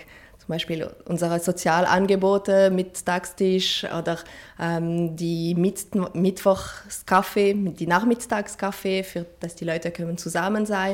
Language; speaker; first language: German; non-native, fluent; French